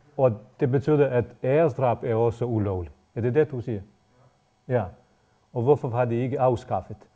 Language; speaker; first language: Danish; non-native, fluent; Bosnian